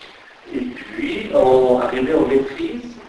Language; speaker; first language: French; non-native, fluent; Persian